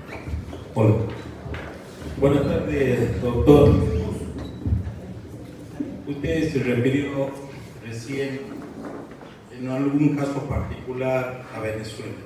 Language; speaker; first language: Spanish; native; Spanish